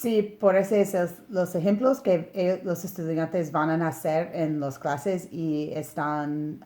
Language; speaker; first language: Spanish; non-native, learner; English